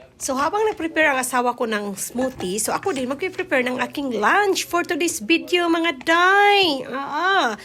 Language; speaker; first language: Filipino; non-native, local second language; Cebuano